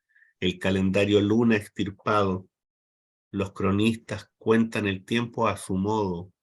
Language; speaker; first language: Spanish; native; Spanish